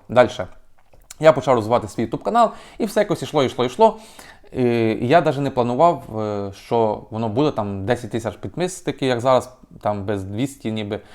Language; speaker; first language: Ukrainian; native; Ukrainian